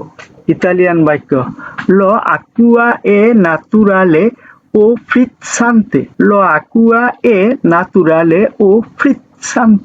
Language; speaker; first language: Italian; non-native, learner; Bangla